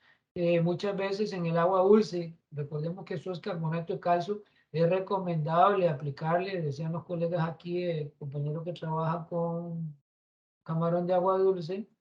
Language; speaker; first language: Spanish; native; Spanish